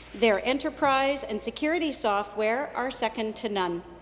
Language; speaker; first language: English; native; English